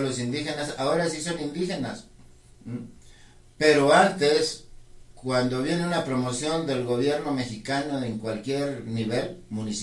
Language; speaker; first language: Spanish; non-native, local second language; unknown